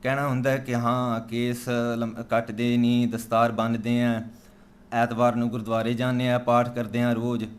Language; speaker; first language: Punjabi; early bilingual, other home language; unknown